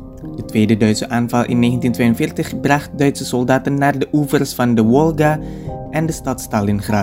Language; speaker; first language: Dutch; non-native, fluent; Indonesian